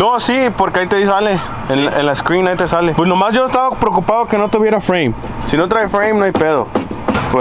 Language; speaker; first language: Spanish; early bilingual, heritage; Spanish